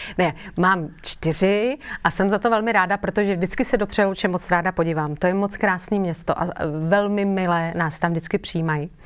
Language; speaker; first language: Czech; native; Czech